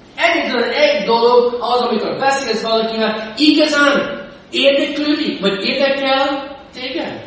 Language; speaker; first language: Hungarian; non-native, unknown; English